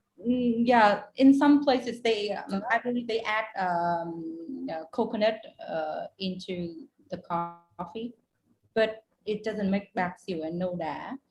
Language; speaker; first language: English; non-native, fluent; Vietnamese